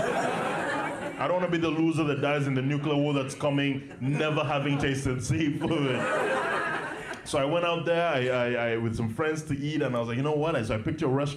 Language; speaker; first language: English; non-native, local second language; Ganda